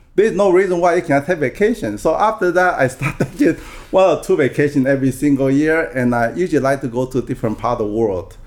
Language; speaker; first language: English; non-native, fluent; Min Nan Chinese